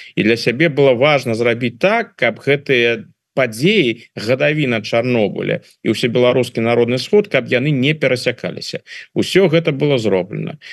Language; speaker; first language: Belarusian; non-native, local second language; Russian